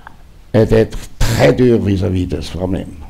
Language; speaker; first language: French; non-native, local second language; German